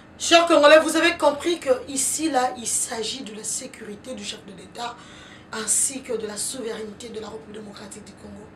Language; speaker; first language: French; non-native, local second language; Lingala